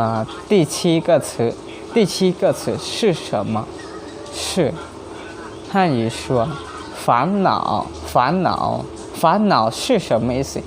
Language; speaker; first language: Chinese; non-native, learner; Hmong